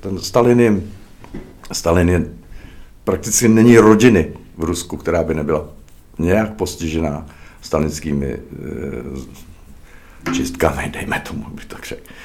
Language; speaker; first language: Czech; native; Czech